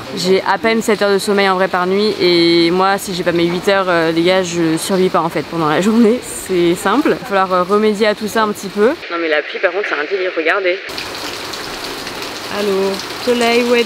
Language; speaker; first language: French; native; French